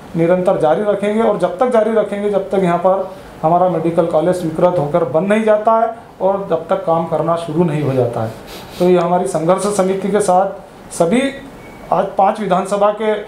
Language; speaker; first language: Hindi; native; Hindi